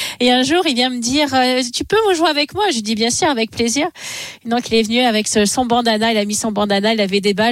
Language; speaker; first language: French; native; French